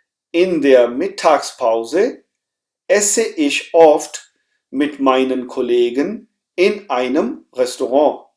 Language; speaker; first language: German; non-native, fluent; Hindi